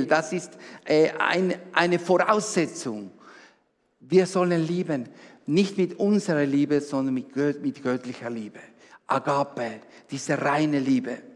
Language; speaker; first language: German; non-native, fluent; Spanish